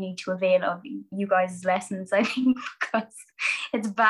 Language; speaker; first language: English; native; English